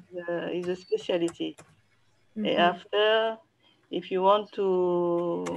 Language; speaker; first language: English; non-native, learner; French